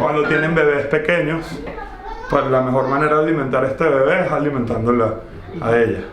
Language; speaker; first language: Spanish; native; Spanish